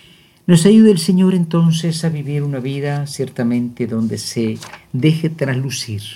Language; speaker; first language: Spanish; native; Spanish